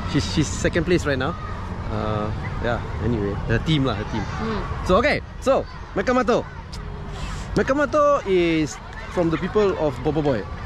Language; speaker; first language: English; non-native, local second language; Malay